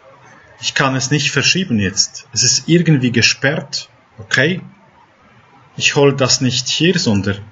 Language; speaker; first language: German; non-native, fluent; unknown